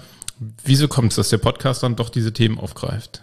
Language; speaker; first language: German; native; German